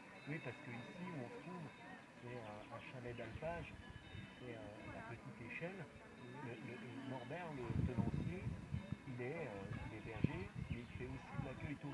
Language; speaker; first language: French; native; French